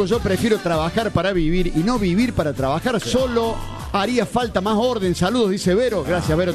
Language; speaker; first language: Spanish; native; Spanish